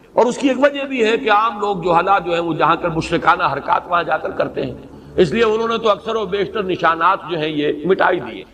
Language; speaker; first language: Urdu; native; Urdu